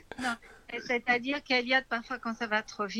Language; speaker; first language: French; native; French